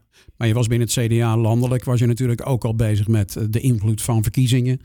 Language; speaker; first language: Dutch; native; Dutch